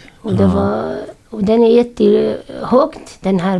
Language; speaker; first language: Swedish; non-native, learner; Syriac